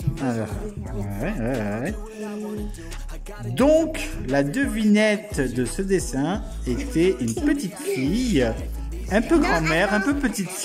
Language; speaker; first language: French; native; French